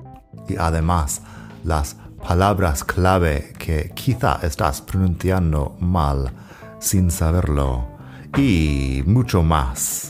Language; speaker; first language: Spanish; non-native, fluent; English